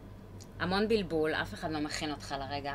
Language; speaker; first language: Hebrew; native; Hebrew